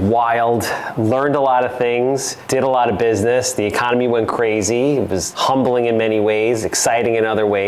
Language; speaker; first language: English; native; English